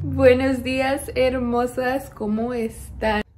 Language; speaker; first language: Spanish; native; Spanish